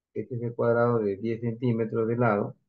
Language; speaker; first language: Spanish; native; Spanish